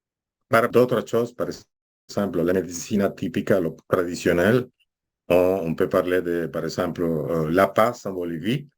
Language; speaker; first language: French; non-native, fluent; Spanish